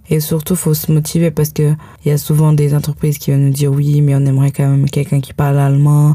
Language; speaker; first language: French; early bilingual, heritage; French